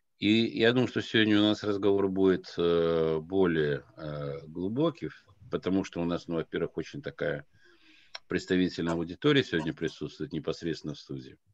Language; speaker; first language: Russian; non-native, local second language; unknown